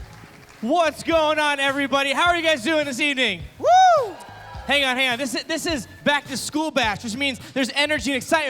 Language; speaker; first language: English; native; English